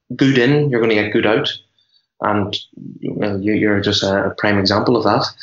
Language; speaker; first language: English; native; English